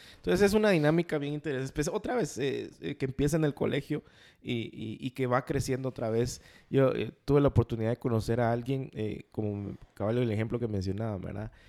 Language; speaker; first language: Spanish; native; Spanish